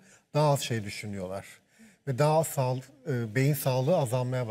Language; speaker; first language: Turkish; native; Turkish